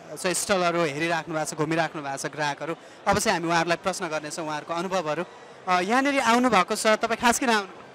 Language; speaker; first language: Nepali; native; Nepali